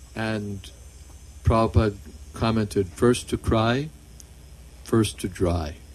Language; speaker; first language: English; native; English